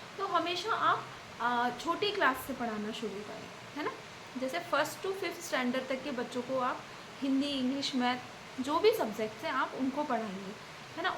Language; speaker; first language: Hindi; native; Hindi